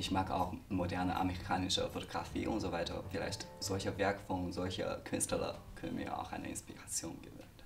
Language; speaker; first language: German; non-native, learner; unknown